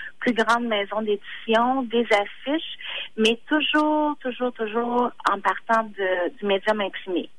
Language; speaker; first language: French; native; French